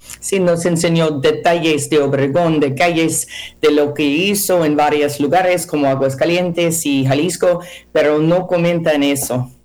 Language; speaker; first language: Spanish; non-native, fluent; English